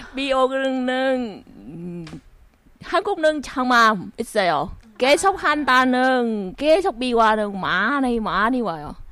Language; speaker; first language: Korean; non-native, learner; Vietnamese